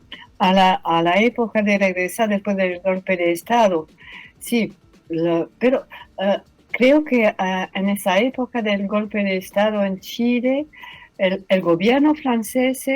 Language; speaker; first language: Spanish; non-native, fluent; French